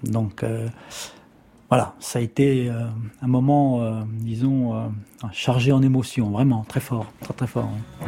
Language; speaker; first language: French; native; French